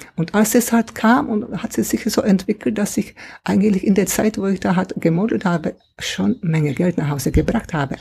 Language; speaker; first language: German; non-native, fluent; Czech